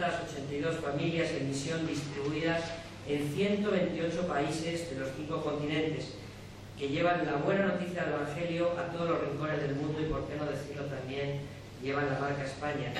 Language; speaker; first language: Spanish; native; Spanish